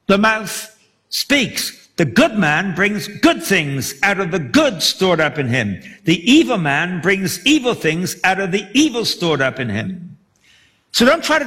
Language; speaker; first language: English; native; English